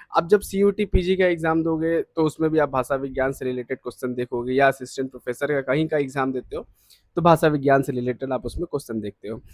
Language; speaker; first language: Hindi; native; Hindi